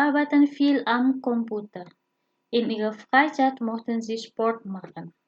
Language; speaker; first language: German; non-native, fluent; Indonesian